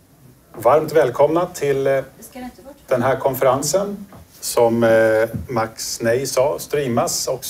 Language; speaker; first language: Swedish; native; Swedish